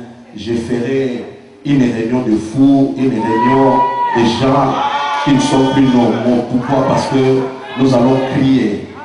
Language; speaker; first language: French; non-native, local second language; Lingala